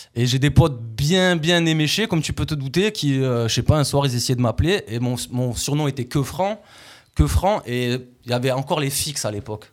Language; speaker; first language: French; native; French